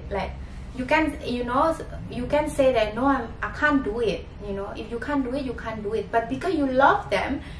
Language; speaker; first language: English; non-native, fluent; Indonesian